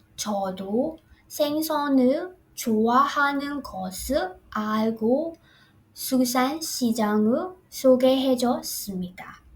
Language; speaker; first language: Korean; non-native, fluent; Burmese